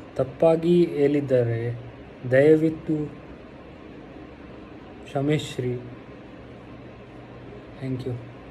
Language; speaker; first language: Kannada; non-native, learner; Hindi